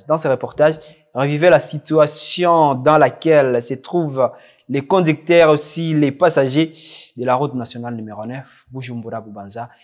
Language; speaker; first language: French; non-native, local second language; Rundi